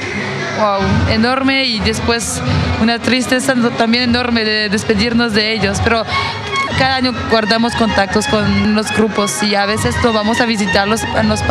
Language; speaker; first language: Spanish; non-native, fluent; French